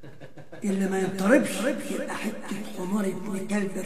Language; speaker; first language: Arabic; native; Arabic